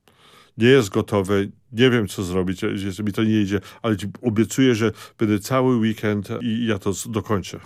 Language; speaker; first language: Polish; early bilingual, heritage; Polish